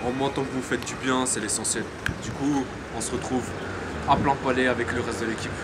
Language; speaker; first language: French; native; French